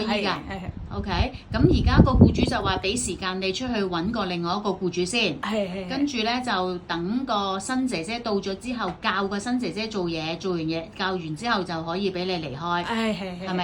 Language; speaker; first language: Cantonese; native; Cantonese